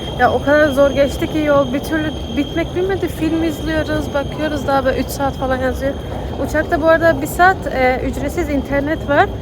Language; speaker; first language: Turkish; early bilingual, heritage; Turkish